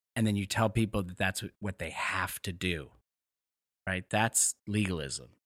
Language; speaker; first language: English; native; English